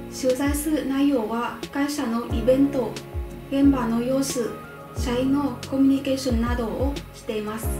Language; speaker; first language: Japanese; non-native, fluent; Vietnamese